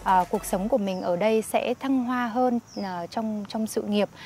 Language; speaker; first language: Vietnamese; native; Vietnamese